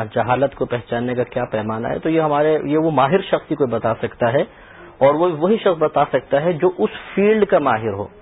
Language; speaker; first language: Urdu; native; Urdu